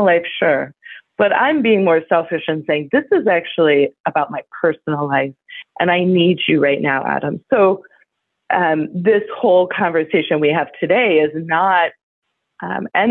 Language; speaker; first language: English; native; English